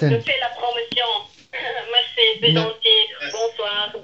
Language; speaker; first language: French; non-native, local second language; Arabic